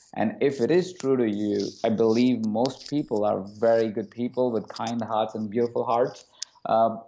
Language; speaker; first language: English; non-native, local second language; Hindi